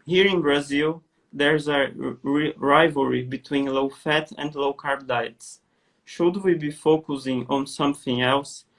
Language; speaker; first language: English; non-native, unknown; Portuguese